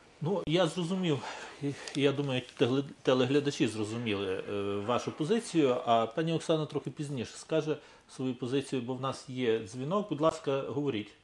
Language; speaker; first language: Ukrainian; native; Ukrainian